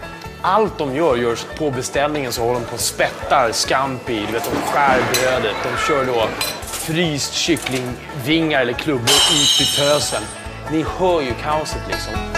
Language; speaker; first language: Swedish; native; Swedish